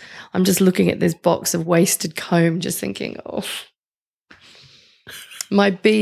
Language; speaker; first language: English; native; English